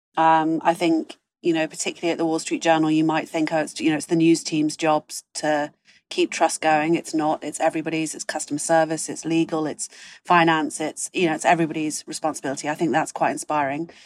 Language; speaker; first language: English; native; English